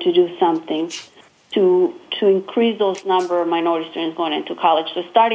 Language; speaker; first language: English; non-native, fluent; Spanish